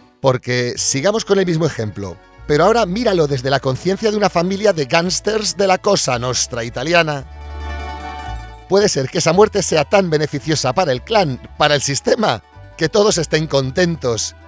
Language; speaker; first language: Spanish; native; Spanish